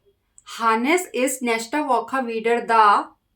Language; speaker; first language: German; non-native, learner; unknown